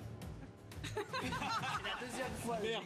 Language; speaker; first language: French; native; French